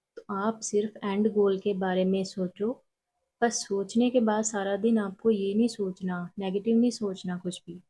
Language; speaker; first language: Hindi; non-native, local second language; Punjabi